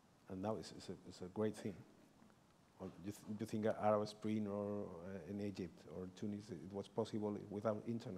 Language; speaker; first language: English; non-native, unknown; Spanish